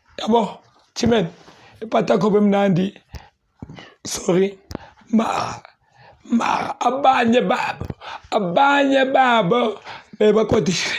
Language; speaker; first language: Zulu; native; Zulu